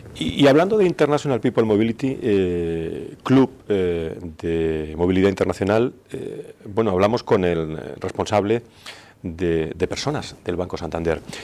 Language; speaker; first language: Spanish; native; Spanish